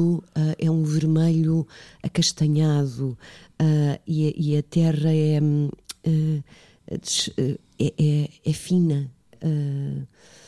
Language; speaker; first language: Portuguese; native; Portuguese